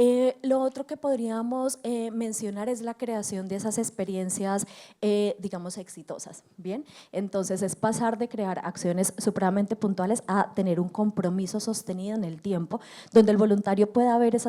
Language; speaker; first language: Spanish; native; Spanish